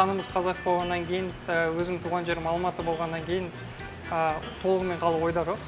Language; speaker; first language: Kazakh; native; Kazakh